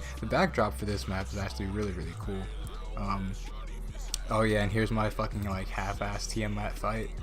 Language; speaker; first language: English; native; English